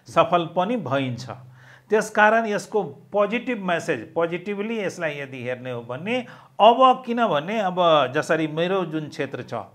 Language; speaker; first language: Nepali; non-native, local second language; Maithili